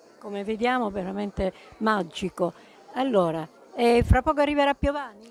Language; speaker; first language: Italian; native; Italian